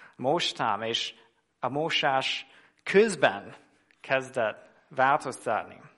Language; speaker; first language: Hungarian; non-native, fluent; English